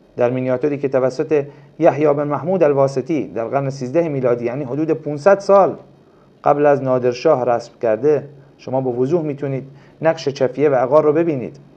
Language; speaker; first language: Persian; non-native, local second language; Arabic